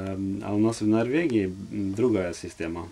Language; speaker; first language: Russian; non-native, fluent; Norwegian